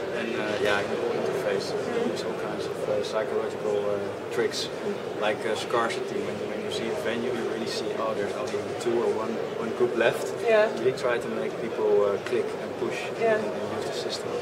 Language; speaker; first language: English; non-native, fluent; Dutch